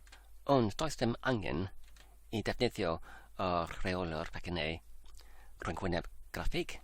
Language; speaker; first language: Welsh; non-native, learner; English